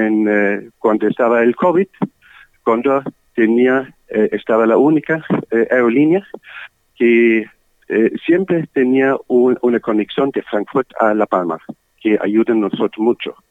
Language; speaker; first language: Spanish; non-native, learner; German